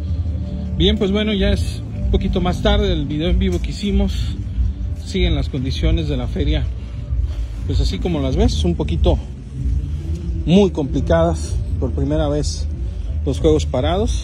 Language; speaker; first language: Spanish; native; Spanish